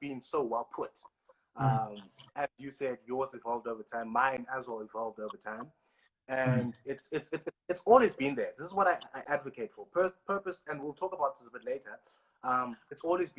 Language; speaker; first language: English; non-native, local second language; Xhosa